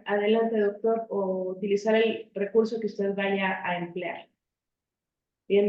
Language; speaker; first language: Spanish; native; Spanish